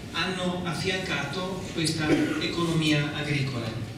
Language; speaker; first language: Italian; native; Italian